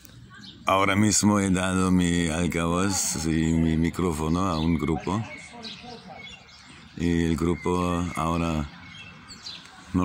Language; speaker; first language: Spanish; non-native, learner; German